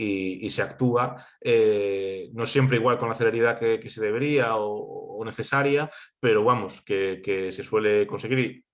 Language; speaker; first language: Spanish; native; Spanish